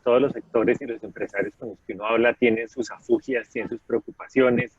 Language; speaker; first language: Spanish; native; Spanish